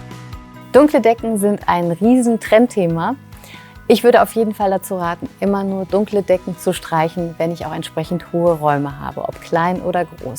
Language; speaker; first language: German; native; German